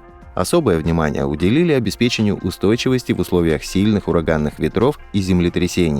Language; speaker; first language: Russian; native; Russian